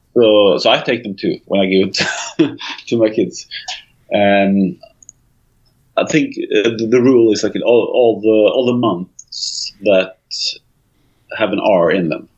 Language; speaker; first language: English; non-native, fluent; Swedish